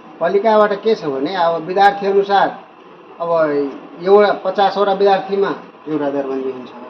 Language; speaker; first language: Nepali; non-native, local second language; Maithili